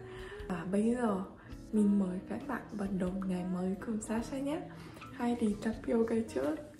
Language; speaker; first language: Vietnamese; non-native, learner; Russian